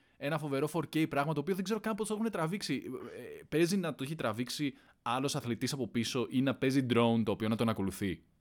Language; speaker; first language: Greek; native; Greek